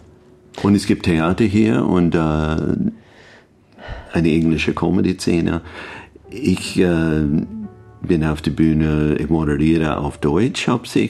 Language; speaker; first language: German; non-native, fluent; English